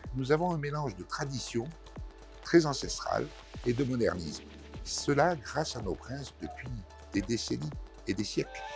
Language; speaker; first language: French; native; French